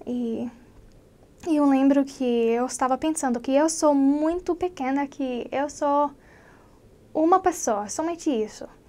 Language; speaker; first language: Portuguese; non-native, fluent; English